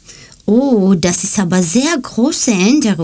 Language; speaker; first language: German; non-native, learner; Greek